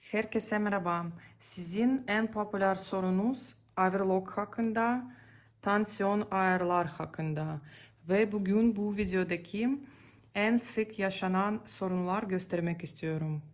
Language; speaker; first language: Turkish; non-native, learner; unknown